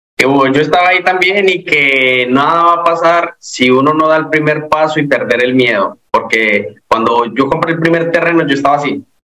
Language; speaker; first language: Spanish; native; Spanish